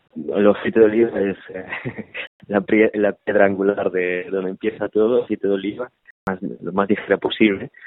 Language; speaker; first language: Spanish; native; Spanish